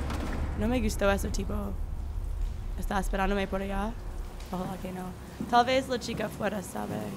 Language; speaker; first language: Spanish; non-native, learner; English